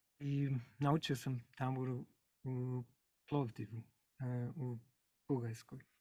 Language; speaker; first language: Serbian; non-native, learner; English